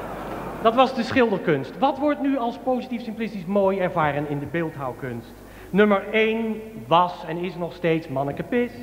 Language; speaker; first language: Dutch; native; Dutch